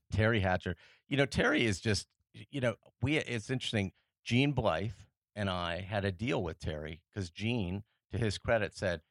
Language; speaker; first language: English; early bilingual, other home language; French